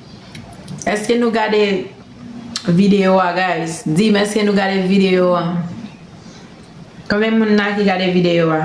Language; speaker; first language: French; non-native, learner; Haitian Creole